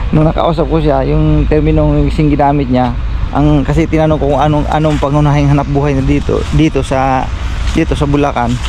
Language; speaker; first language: Filipino; non-native, local second language; Cebuano